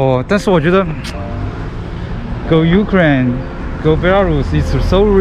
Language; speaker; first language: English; non-native, learner; Chinese